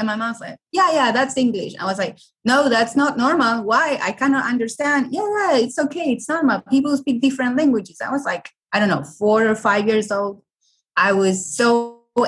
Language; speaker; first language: English; non-native, fluent; Spanish